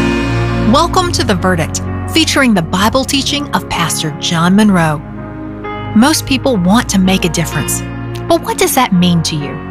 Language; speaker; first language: English; native; English